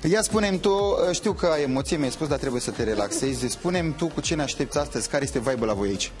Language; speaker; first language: Romanian; native; Romanian